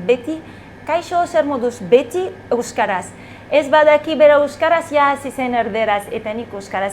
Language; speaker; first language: Basque; non-native, learner; Arabic